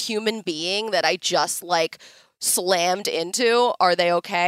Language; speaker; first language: English; native; English